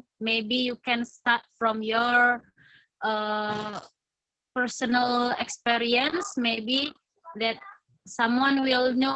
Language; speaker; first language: English; non-native, learner; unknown